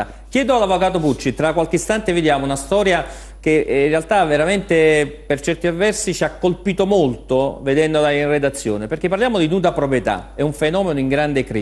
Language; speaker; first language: Italian; native; Italian